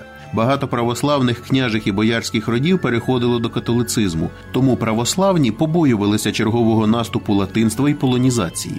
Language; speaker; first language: Ukrainian; native; Ukrainian